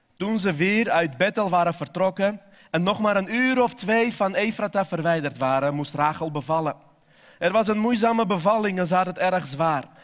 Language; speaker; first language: Dutch; non-native, fluent; Armenian